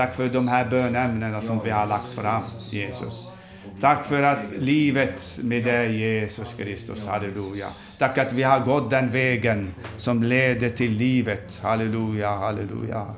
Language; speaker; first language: Swedish; non-native, fluent; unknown